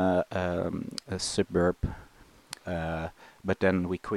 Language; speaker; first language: English; non-native, fluent; Dutch